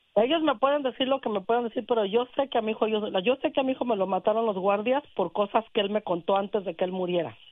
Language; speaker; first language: Spanish; native; Spanish